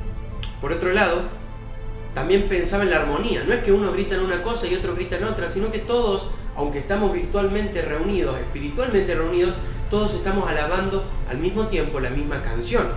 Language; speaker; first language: Spanish; native; Spanish